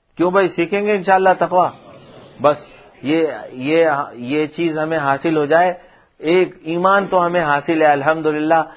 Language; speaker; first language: Urdu; non-native, local second language; Punjabi